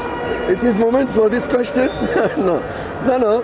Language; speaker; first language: English; non-native, learner; French